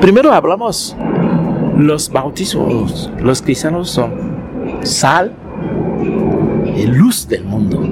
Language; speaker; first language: Spanish; non-native, learner; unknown